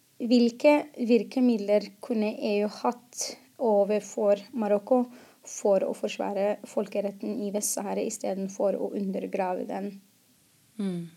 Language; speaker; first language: Norwegian; non-native, fluent; Arabic